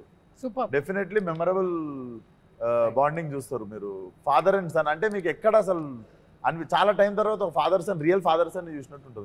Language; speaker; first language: Telugu; native; Telugu